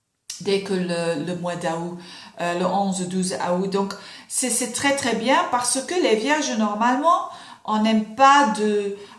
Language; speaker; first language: French; non-native, fluent; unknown